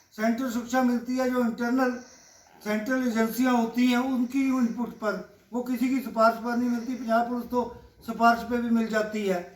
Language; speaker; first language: Hindi; non-native, local second language; Punjabi